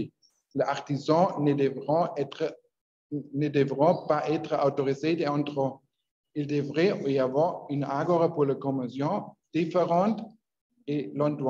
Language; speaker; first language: French; non-native, learner; Spanish